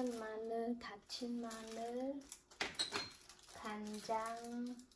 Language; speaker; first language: Korean; non-native, fluent; Khmer